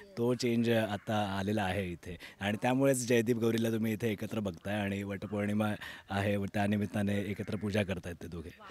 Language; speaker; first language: Marathi; native; Marathi